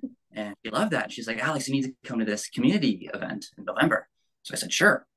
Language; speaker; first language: English; native; English